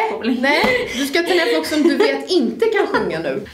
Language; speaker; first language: Swedish; native; Swedish